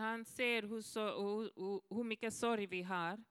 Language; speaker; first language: Swedish; non-native, learner; Swahili